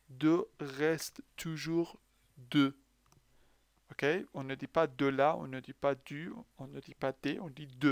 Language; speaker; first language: French; non-native, fluent; Persian